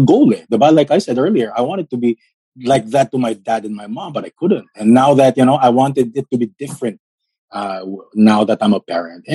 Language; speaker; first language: English; non-native, local second language; Filipino